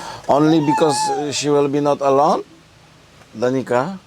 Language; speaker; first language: English; non-native, learner; Polish